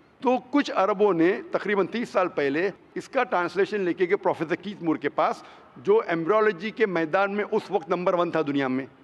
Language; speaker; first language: Hindi; non-native, local second language; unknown